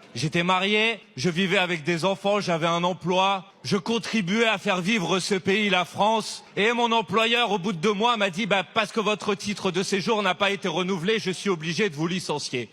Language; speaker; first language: French; native; French